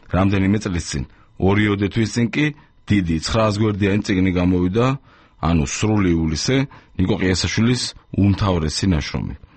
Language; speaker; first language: Georgian; native; Georgian